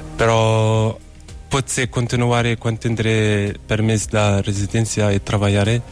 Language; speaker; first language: Catalan; non-native, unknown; Arabic